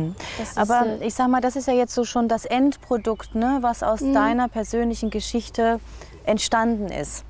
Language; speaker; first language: German; native; German